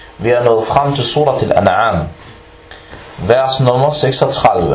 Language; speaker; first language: Danish; non-native, fluent; Arabic